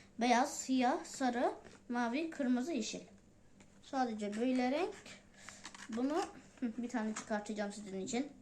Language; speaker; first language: Turkish; non-native, learner; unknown